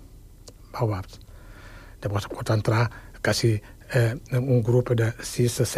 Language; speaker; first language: Catalan; non-native, fluent; Wolof